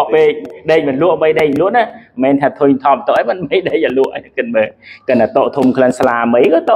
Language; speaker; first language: Khmer; native; Khmer